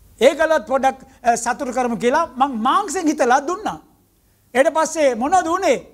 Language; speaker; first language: Sinhala; non-native, local second language; Tamil